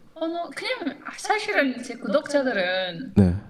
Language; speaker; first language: Korean; non-native, learner; Indonesian